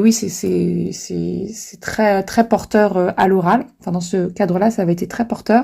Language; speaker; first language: French; native; French